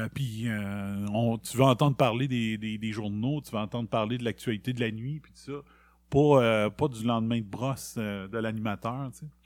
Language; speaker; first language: French; native; French